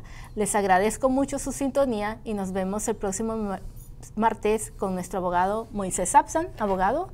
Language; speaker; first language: Spanish; native; Spanish